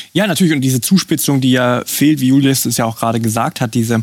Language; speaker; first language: German; native; German